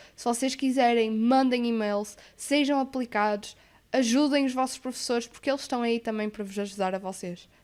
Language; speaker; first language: Portuguese; native; Portuguese